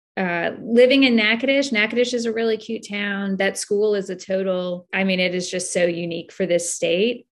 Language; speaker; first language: English; native; English